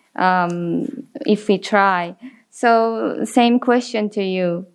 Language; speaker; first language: English; non-native, fluent; Japanese